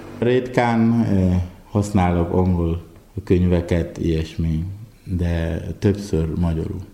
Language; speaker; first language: Hungarian; non-native, fluent; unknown